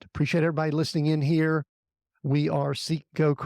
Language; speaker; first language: English; native; English